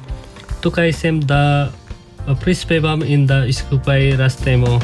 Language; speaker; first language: Slovenian; non-native, learner; Nepali